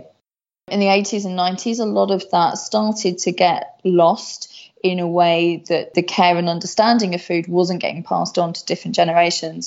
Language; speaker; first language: English; native; English